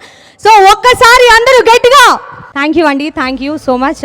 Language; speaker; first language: Telugu; native; Telugu